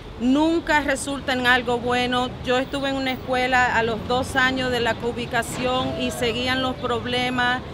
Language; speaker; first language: Spanish; early bilingual, heritage; Spanish